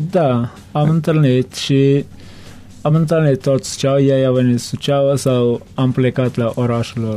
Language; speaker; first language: Romanian; non-native, learner; Turkmen